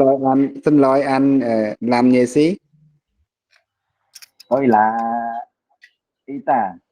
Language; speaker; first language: Vietnamese; non-native, learner; Khmer